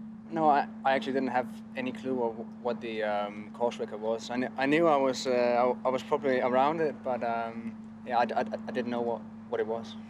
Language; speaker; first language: English; non-native, fluent; Danish